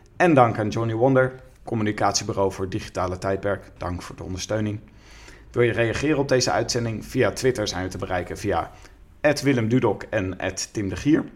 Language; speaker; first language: Dutch; native; Dutch